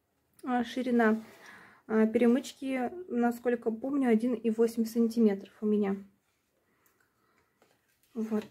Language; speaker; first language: Russian; native; Russian